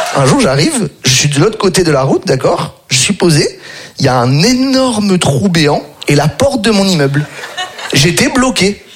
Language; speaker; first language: French; native; French